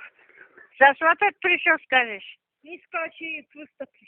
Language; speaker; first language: Russian; non-native, local second language; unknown